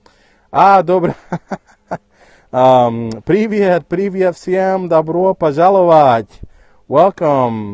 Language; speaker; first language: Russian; non-native, learner; Spanish